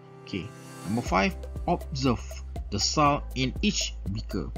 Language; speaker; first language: English; non-native, local second language; Malay